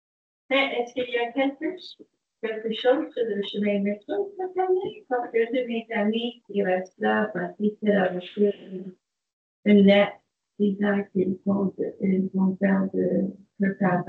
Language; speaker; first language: French; non-native, local second language; English